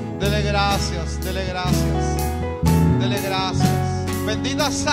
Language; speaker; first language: Spanish; native; Spanish